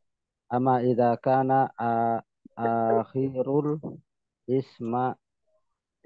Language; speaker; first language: Arabic; non-native, learner; Indonesian